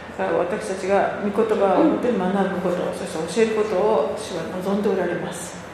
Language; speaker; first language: Japanese; non-native, fluent; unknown